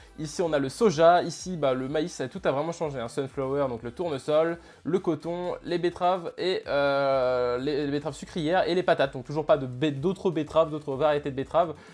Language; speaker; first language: French; native; French